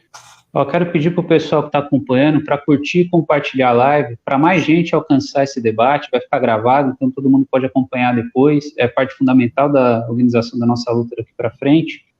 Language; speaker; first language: Portuguese; native; Portuguese